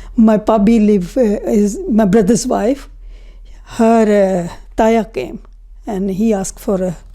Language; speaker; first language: English; non-native, local second language; Punjabi